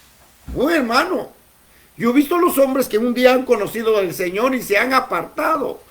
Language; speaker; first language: Spanish; native; Spanish